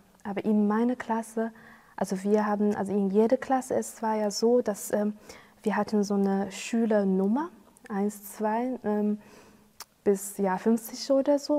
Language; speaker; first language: German; non-native, fluent; Chinese